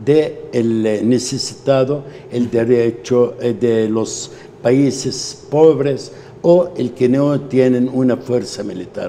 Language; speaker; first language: Spanish; non-native, fluent; Arabic